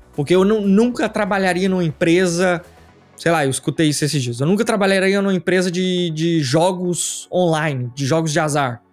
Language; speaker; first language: Portuguese; native; Portuguese